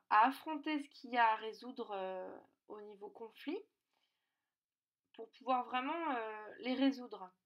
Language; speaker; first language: French; native; French